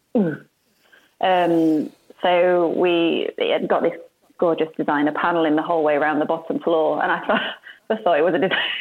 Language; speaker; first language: English; native; English